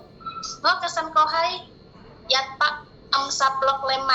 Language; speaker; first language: Cantonese; non-native, learner; Indonesian